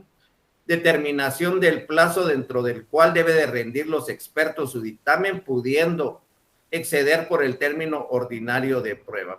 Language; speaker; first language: Spanish; native; Spanish